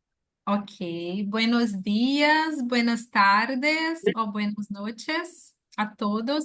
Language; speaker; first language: Spanish; non-native, learner; Portuguese